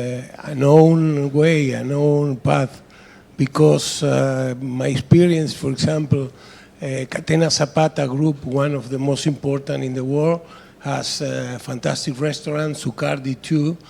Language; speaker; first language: English; non-native, fluent; Spanish